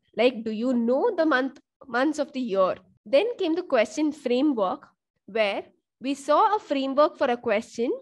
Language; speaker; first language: English; non-native, local second language; Kannada